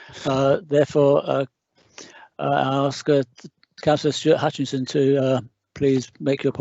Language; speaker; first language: English; native; English